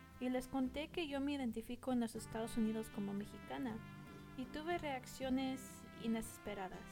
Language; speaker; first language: Spanish; early bilingual, heritage; Spanish